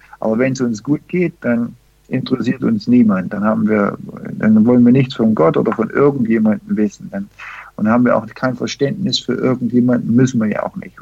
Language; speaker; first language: German; early bilingual, heritage; German